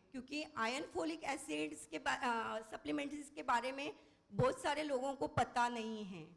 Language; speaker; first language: Hindi; non-native, local second language; Marathi